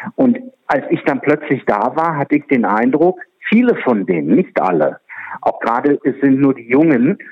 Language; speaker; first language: German; non-native, fluent; Czech